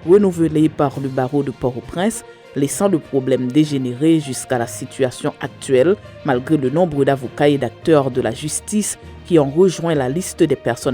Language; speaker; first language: French; non-native, local second language; Haitian Creole